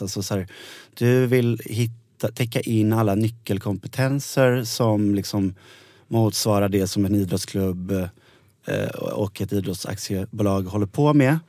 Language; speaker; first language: Swedish; native; Swedish